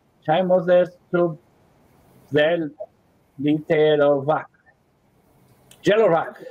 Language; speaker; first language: Polish; non-native, learner; Portuguese